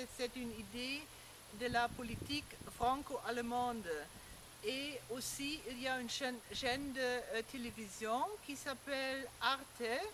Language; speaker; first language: French; non-native, fluent; German